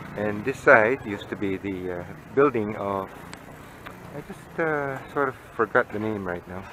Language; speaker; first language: English; non-native, local second language; Filipino